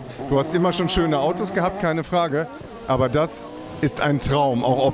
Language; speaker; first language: German; native; German